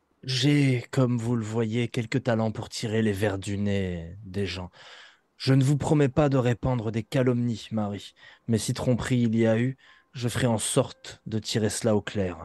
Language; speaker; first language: French; native; French